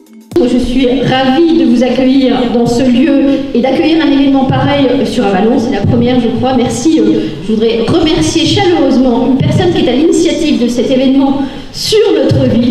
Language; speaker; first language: French; native; French